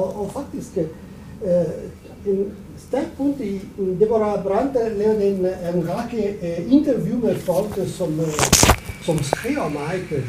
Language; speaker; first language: Danish; non-native, fluent; Italian